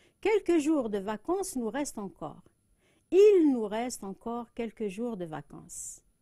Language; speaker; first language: French; non-native, local second language; Arabic